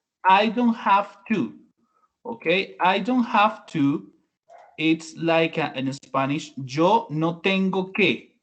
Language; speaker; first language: English; non-native, learner; Spanish